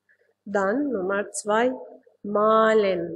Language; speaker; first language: German; non-native, fluent; Arabic